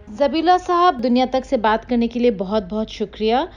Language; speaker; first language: Urdu; native; Urdu